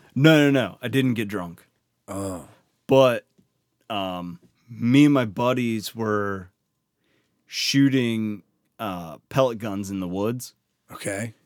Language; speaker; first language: English; native; English